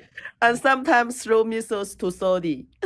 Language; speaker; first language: English; non-native, learner; Chinese